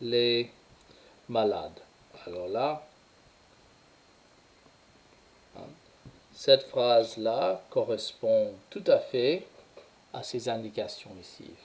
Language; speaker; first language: French; non-native, fluent; English